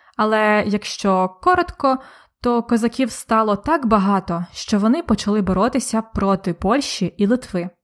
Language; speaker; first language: Ukrainian; native; Ukrainian